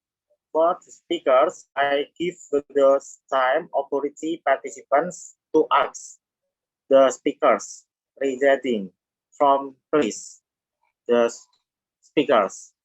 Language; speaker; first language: English; non-native, learner; Indonesian